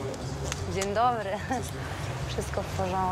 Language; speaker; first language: Polish; non-native, learner; Spanish